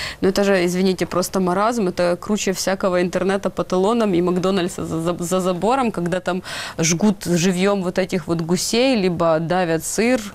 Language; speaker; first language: Russian; non-native, local second language; Ukrainian